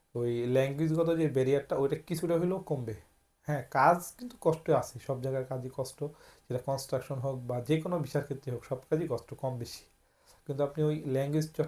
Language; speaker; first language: Bangla; native; Bangla